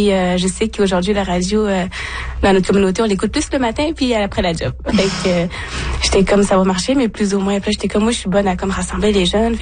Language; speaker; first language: French; non-native, local second language; Innu-aimun